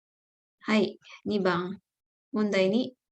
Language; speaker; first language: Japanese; non-native, fluent; Indonesian